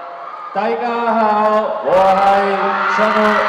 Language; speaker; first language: Cantonese; non-native, learner; Korean